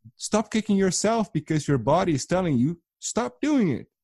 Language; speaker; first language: English; non-native, fluent; Dutch